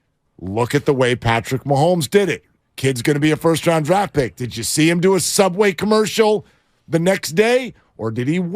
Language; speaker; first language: English; native; English